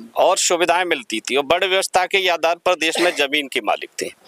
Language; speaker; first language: Hindi; native; Hindi